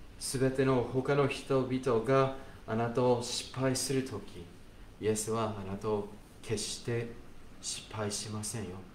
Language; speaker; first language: Japanese; non-native, fluent; English